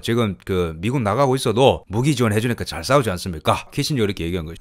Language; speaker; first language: Korean; native; Korean